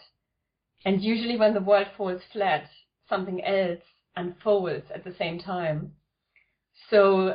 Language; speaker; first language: English; non-native, fluent; German